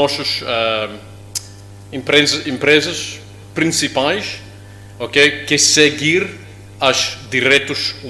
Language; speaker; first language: Portuguese; non-native, learner; English